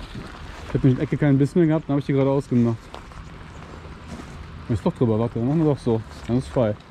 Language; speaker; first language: German; native; German